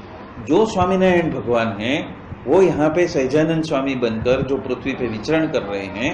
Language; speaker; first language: Hindi; non-native, local second language; Gujarati